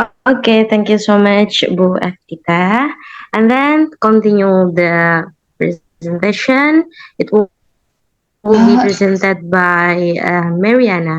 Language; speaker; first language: English; non-native, learner; Indonesian